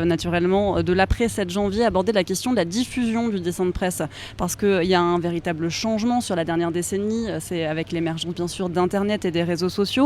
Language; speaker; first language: French; native; French